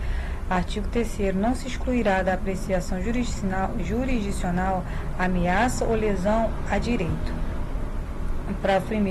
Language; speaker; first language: Portuguese; native; Portuguese